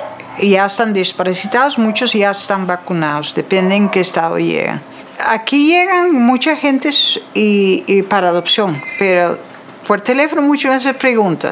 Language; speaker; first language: Spanish; non-native, fluent; Dutch